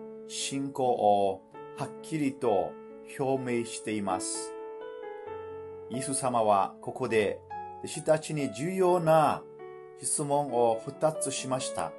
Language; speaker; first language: Japanese; non-native, fluent; Burmese